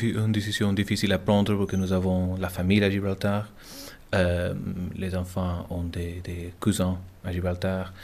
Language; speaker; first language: French; non-native, learner; English